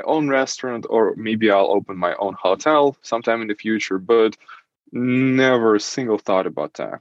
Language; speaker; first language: English; non-native, fluent; Russian